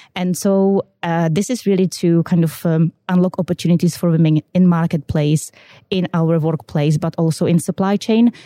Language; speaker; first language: English; non-native, fluent; Czech